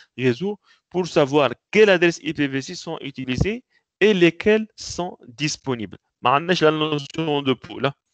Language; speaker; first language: French; non-native, local second language; Arabic